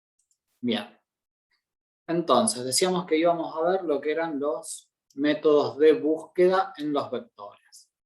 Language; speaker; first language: Spanish; native; Spanish